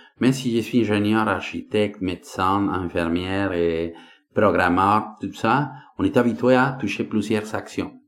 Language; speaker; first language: French; non-native, fluent; Spanish